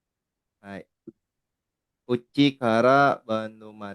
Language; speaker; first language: Japanese; non-native, learner; Indonesian